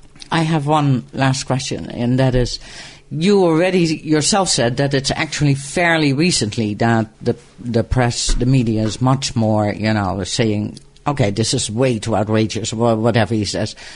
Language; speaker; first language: English; non-native, fluent; Dutch